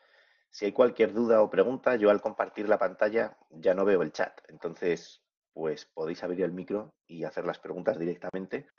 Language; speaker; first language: Spanish; native; Spanish